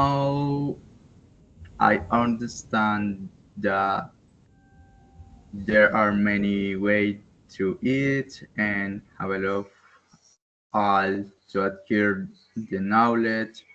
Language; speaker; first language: English; non-native, learner; Spanish